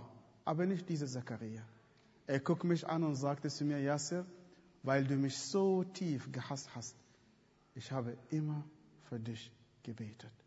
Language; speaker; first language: German; non-native, fluent; Arabic